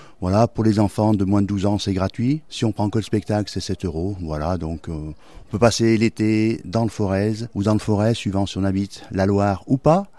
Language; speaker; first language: French; native; French